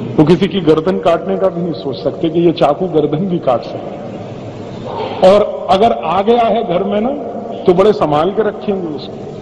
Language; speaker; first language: Hindi; native; Hindi